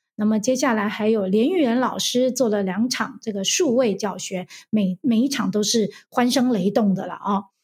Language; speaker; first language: Chinese; native; Chinese